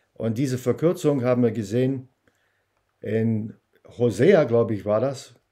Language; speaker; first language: German; non-native, fluent; English